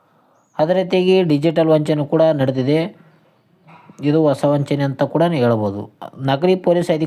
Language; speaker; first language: Kannada; native; Kannada